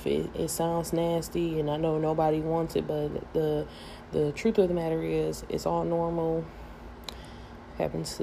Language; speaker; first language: English; native; English